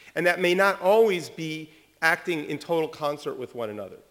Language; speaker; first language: English; early bilingual, other home language; French